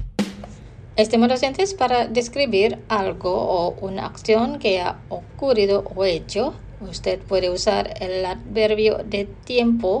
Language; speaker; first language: Spanish; non-native, fluent; Indonesian